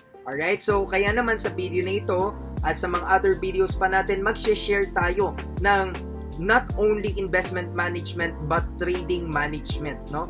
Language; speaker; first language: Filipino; native; Filipino